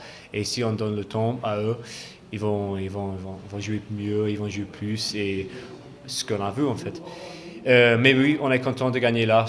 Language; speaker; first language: French; non-native, fluent; English